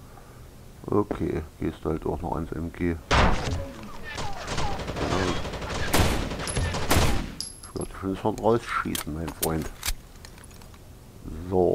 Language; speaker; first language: German; native; German